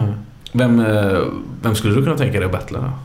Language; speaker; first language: Swedish; native; Swedish